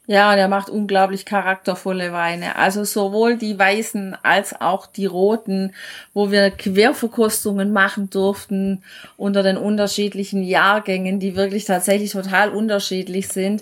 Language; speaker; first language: German; native; German